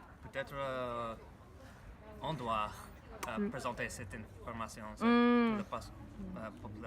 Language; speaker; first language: French; non-native, learner; English